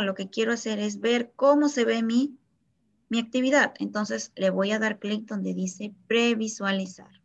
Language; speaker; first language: Spanish; native; Spanish